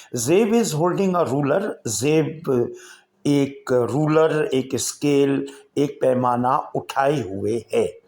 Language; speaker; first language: Urdu; native; Urdu